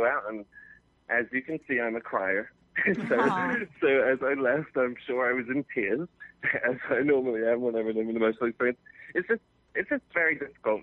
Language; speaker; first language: English; native; English